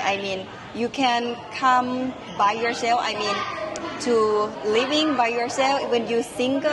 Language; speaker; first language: English; non-native, learner; Thai